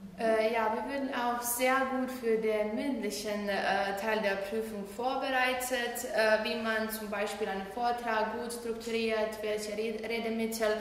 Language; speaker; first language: German; non-native, learner; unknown